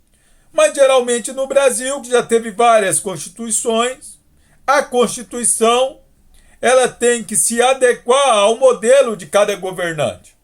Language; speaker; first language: Portuguese; native; Portuguese